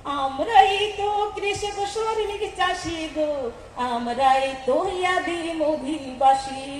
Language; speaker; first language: Bangla; non-native, local second language; Santali